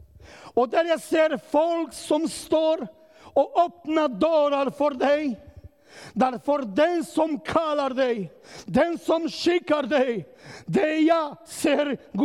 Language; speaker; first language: Swedish; non-native, learner; Romanian